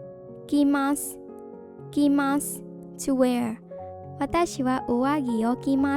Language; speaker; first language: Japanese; non-native, fluent; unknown